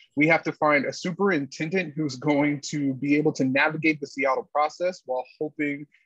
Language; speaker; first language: English; native; English